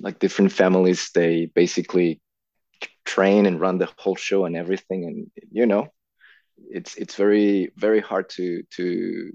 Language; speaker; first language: English; non-native, fluent; Spanish